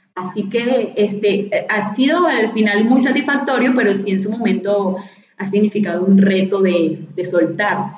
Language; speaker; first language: Spanish; native; Spanish